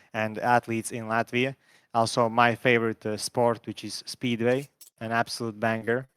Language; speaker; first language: English; non-native, fluent; Latvian